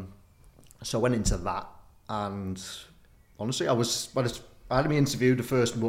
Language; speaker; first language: English; native; English